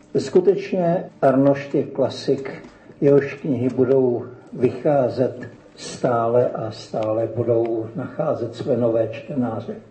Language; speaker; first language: Czech; native; Czech